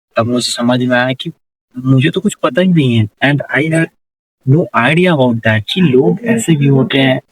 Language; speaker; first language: Hindi; native; Hindi